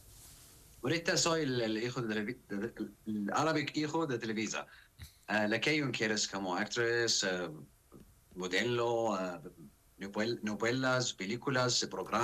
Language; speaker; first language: Spanish; non-native, learner; Arabic